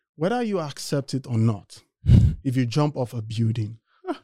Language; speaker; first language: English; non-native, local second language; Yoruba